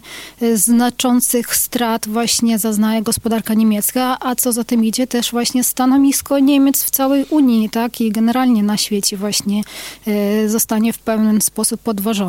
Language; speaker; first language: Polish; non-native, fluent; Ukrainian